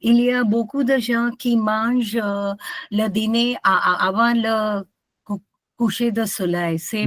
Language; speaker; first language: French; non-native, learner; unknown